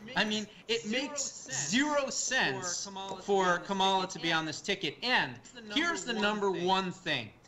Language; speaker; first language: English; native; English